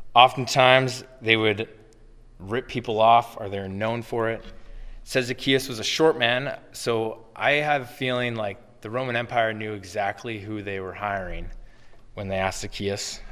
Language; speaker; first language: English; native; English